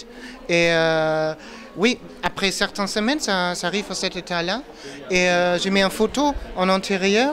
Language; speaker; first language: French; non-native, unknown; German